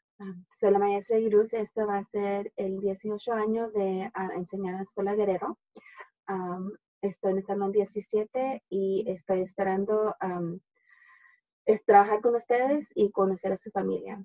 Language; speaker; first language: Spanish; early bilingual, heritage; Spanish